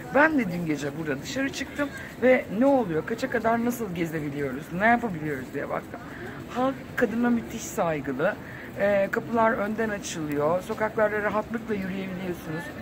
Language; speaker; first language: Turkish; native; Turkish